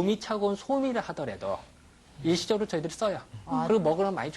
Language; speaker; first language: Korean; native; Korean